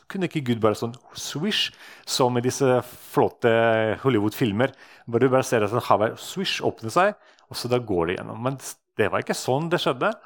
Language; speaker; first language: Norwegian; non-native, fluent; Russian